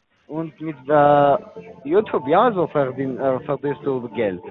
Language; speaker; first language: German; non-native, learner; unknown